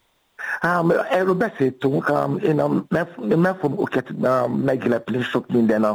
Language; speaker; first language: Hungarian; non-native, fluent; Yoruba